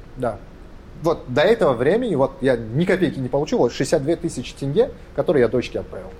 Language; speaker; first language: Russian; non-native, local second language; Kazakh